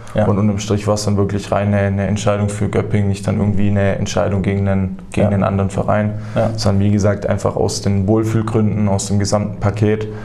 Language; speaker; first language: German; native; German